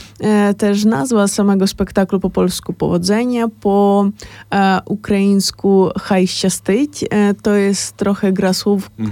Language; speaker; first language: Polish; non-native, fluent; Ukrainian